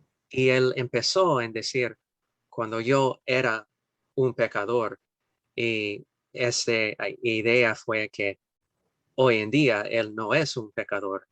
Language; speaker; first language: Spanish; non-native, fluent; English